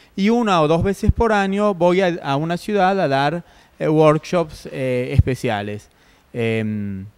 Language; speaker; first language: Spanish; native; Spanish